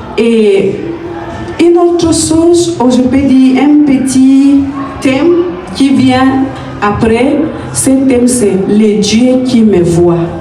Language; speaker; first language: French; non-native, fluent; Spanish